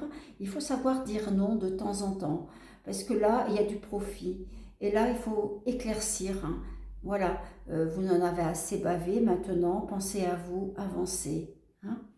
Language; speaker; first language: French; native; French